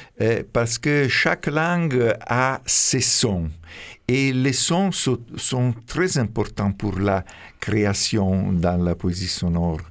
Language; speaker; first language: French; non-native, fluent; Italian